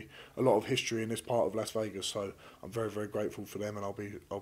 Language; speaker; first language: English; native; English